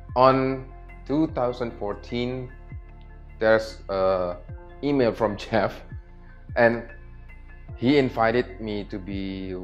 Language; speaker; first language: English; non-native, fluent; Indonesian